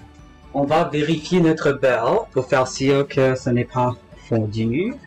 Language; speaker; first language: French; non-native, local second language; English